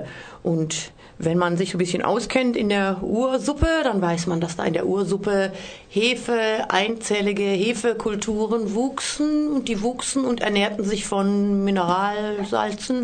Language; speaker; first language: German; native; German